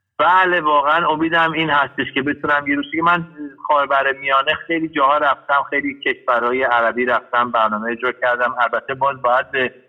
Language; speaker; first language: Persian; early bilingual, heritage; Persian